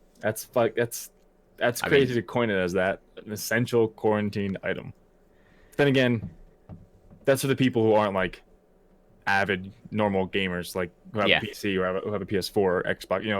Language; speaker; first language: English; native; English